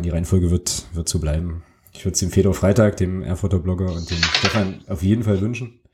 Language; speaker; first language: German; native; German